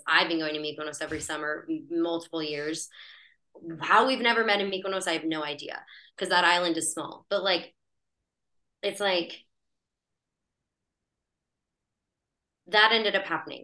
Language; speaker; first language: English; native; English